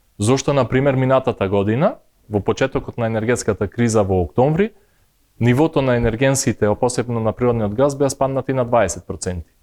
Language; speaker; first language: Macedonian; native; Macedonian